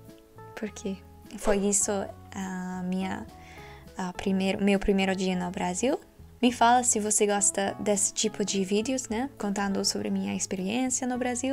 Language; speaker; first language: Portuguese; non-native, learner; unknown